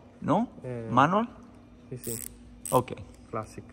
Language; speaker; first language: Spanish; non-native, learner; Italian